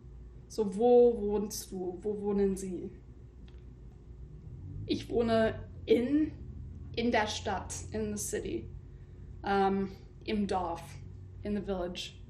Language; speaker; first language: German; non-native, fluent; English